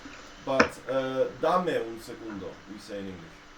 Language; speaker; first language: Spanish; non-native, fluent; English